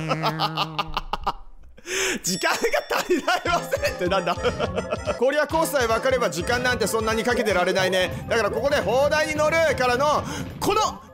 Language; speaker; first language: Japanese; native; Japanese